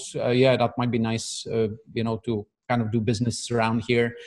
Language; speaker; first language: English; non-native, fluent; Czech